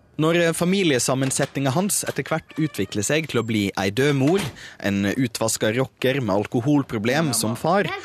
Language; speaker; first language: Norwegian; native; Norwegian